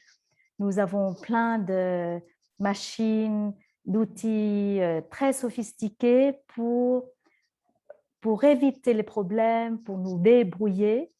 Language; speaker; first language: French; non-native, fluent; Vietnamese